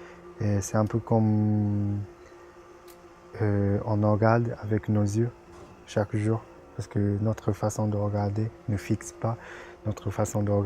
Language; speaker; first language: French; non-native, fluent; Japanese